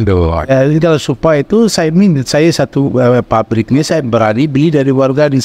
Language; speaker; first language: Indonesian; non-native, fluent; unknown